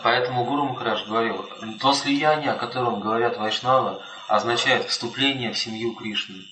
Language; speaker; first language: Russian; native; Russian